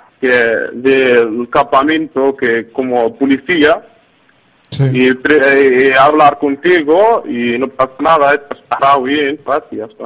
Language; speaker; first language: Spanish; non-native, learner; Arabic